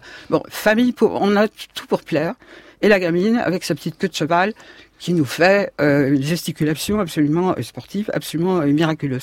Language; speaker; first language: French; native; French